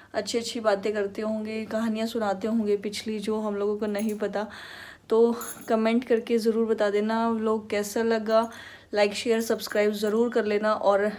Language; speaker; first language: Hindi; native; Hindi